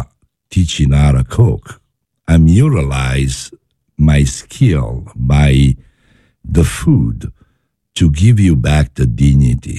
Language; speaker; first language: English; non-native, learner; Italian